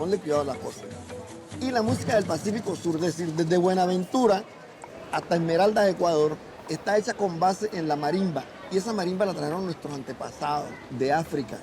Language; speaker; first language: Spanish; native; Spanish